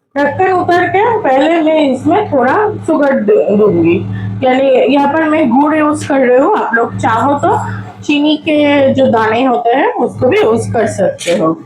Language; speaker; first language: Hindi; non-native, local second language; Bangla